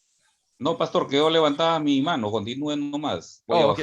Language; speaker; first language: Spanish; native; Spanish